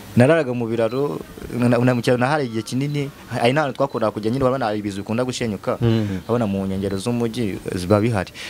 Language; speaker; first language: Kinyarwanda; native; Kinyarwanda